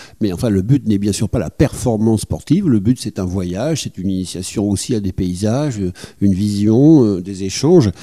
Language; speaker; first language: French; native; French